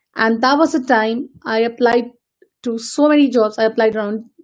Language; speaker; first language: English; non-native, local second language; Hindi